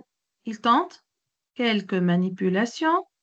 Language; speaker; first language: French; non-native, local second language; Arabic